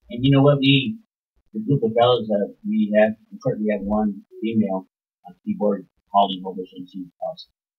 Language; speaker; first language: English; early bilingual, other home language; Spanish